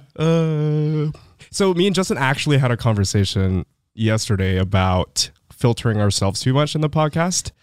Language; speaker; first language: English; early bilingual, other home language; Filipino